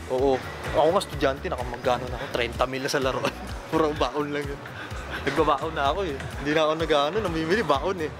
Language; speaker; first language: Filipino; native; Filipino